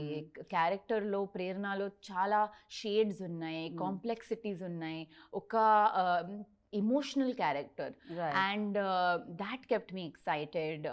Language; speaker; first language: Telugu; non-native, learner; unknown